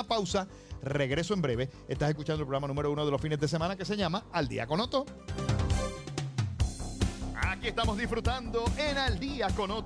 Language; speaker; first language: Spanish; native; Spanish